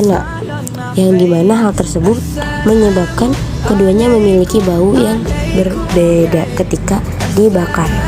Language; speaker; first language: Indonesian; native; Indonesian